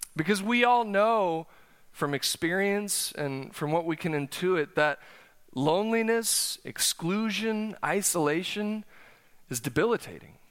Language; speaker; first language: English; native; English